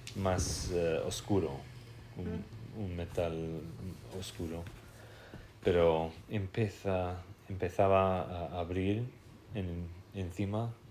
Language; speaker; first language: Spanish; non-native, fluent; English